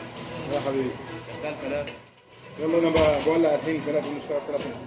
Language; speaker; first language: Arabic; native; Arabic